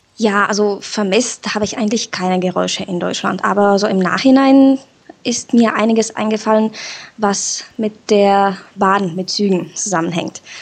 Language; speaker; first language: German; non-native, fluent; Czech